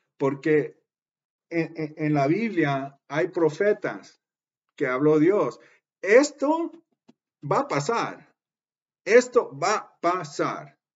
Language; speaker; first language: Spanish; early bilingual, heritage; Spanish